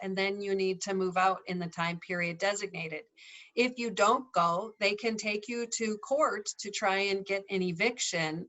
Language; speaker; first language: English; native; English